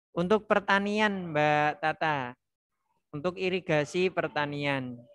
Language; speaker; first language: Indonesian; non-native, local second language; Javanese